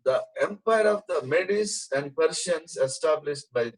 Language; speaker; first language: English; non-native, local second language; Telugu